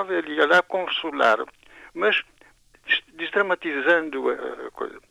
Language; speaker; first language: Portuguese; non-native, local second language; Kabuverdianu